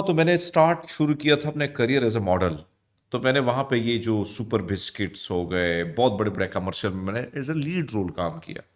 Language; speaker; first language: Urdu; non-native, local second language; Punjabi